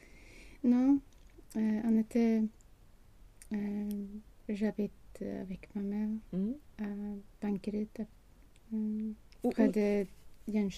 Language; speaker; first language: French; non-native, learner; Swedish